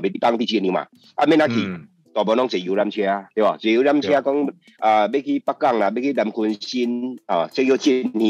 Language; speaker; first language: Chinese; native; Chinese